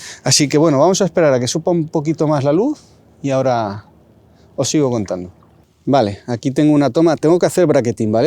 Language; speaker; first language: Spanish; native; Spanish